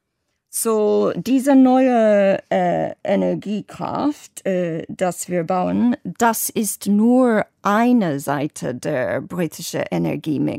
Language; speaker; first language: German; non-native, fluent; English